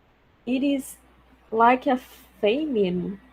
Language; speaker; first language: English; non-native, learner; Portuguese